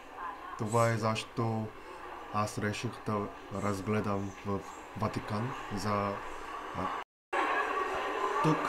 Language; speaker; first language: Bulgarian; non-native, learner; Korean